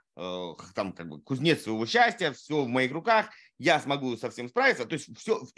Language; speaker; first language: Russian; native; Russian